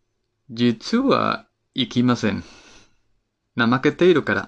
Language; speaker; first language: Japanese; non-native, fluent; Spanish